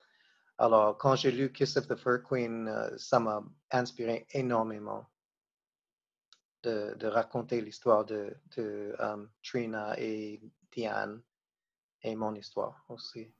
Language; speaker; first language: French; non-native, fluent; English